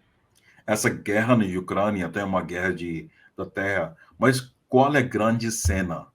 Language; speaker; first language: Portuguese; non-native, fluent; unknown